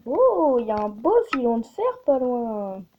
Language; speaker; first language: French; native; French